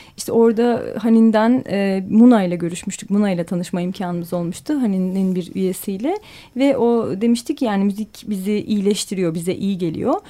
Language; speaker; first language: Turkish; native; Turkish